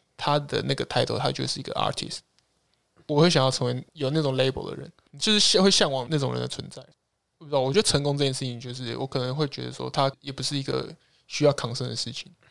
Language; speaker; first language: Chinese; native; Chinese